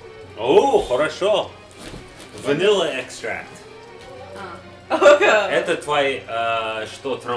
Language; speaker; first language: Russian; non-native, learner; English